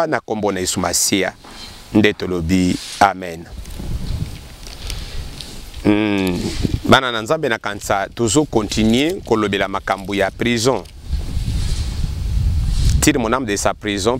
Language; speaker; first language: French; non-native, local second language; Lingala